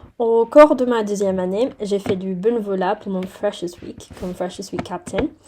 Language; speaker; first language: French; non-native, fluent; English